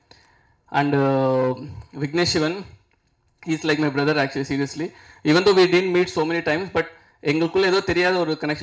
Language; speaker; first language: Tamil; non-native, local second language; Telugu